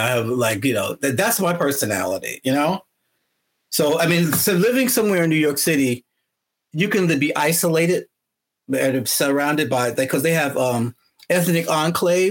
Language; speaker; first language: English; native; English